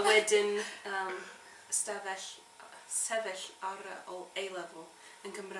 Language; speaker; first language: Welsh; non-native, learner; English